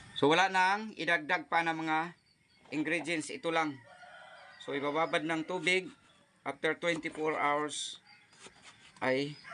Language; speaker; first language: Filipino; non-native, local second language; Cebuano